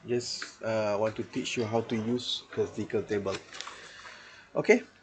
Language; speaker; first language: English; non-native, local second language; Malay